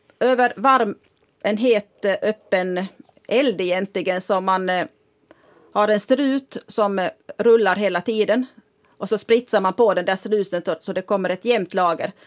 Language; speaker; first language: Swedish; native; Swedish